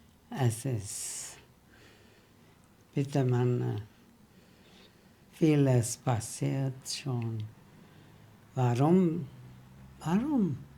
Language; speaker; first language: German; early bilingual, heritage; German